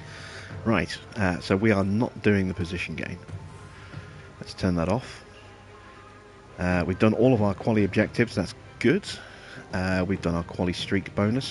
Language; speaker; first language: English; native; English